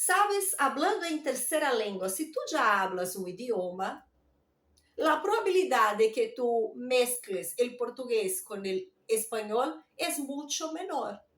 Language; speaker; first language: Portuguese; non-native, learner; Spanish